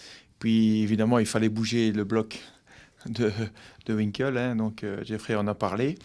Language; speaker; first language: French; native; French